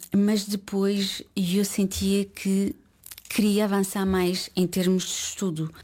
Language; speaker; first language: Portuguese; early bilingual, heritage; Portuguese